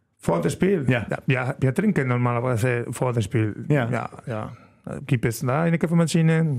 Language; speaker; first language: German; non-native, learner; Spanish